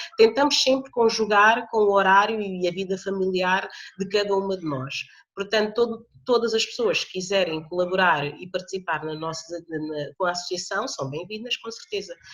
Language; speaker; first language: Portuguese; early bilingual, other home language; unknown